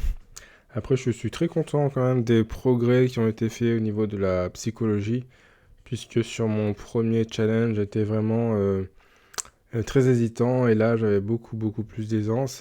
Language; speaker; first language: French; native; French